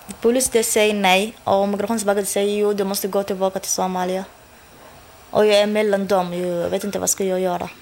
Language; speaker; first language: Swedish; non-native, learner; Somali